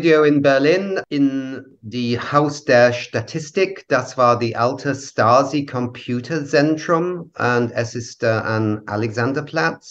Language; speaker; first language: German; non-native, learner; English